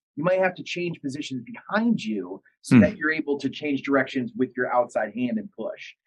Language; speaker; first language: English; native; English